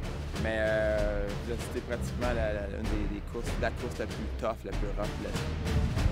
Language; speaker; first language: French; native; French